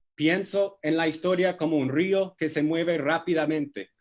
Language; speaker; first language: Spanish; non-native, fluent; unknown